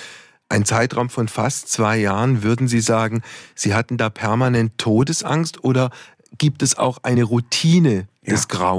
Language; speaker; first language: German; native; German